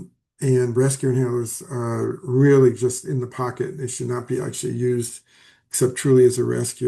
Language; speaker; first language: English; native; English